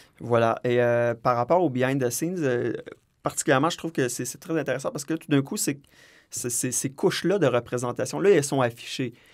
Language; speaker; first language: French; native; French